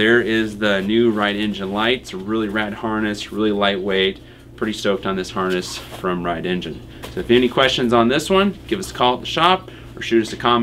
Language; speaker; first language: English; native; English